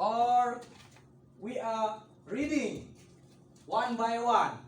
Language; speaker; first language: English; non-native, learner; Indonesian